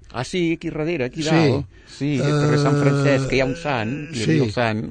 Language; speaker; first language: Catalan; native; Catalan